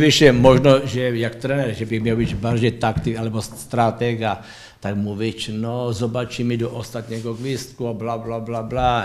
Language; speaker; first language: Polish; non-native, learner; Czech